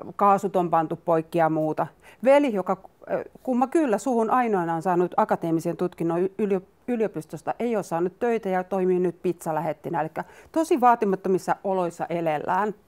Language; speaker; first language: Finnish; native; Finnish